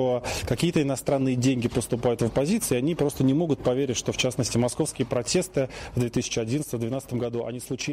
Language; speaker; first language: Russian; native; Russian